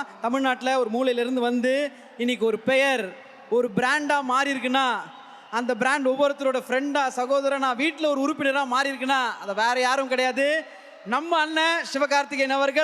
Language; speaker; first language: Tamil; native; Tamil